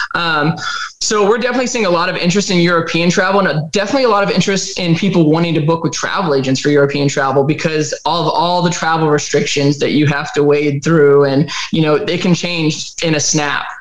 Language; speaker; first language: English; native; English